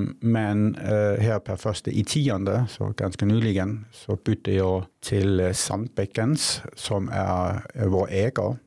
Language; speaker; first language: Swedish; non-native, fluent; Danish